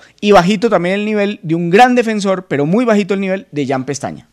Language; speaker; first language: Spanish; native; Spanish